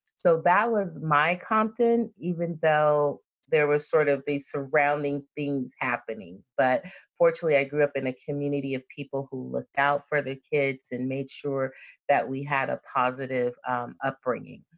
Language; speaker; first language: English; native; English